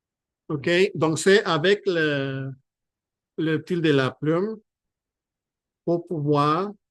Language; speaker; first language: French; non-native, fluent; Spanish